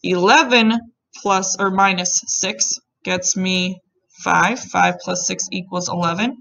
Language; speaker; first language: English; native; English